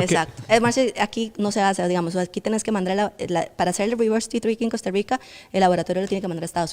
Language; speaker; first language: Spanish; native; Spanish